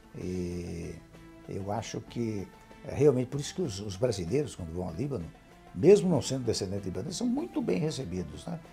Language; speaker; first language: Portuguese; early bilingual, other home language; Arabic